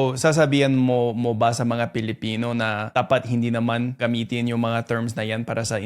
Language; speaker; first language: Filipino; non-native, fluent; English